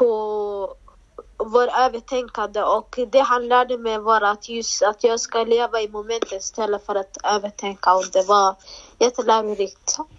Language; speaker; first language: Swedish; non-native, local second language; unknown